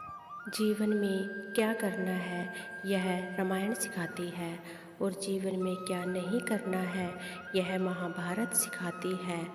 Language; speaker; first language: Hindi; native; Hindi